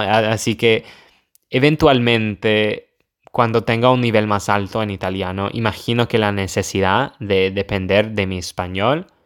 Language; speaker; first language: Spanish; non-native, fluent; English